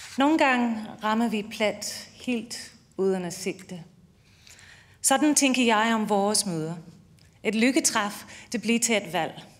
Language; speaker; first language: Danish; non-native, fluent; English